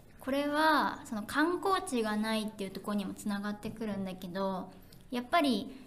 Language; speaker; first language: Japanese; native; Japanese